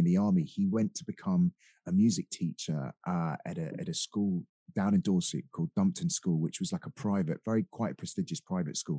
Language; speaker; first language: English; native; English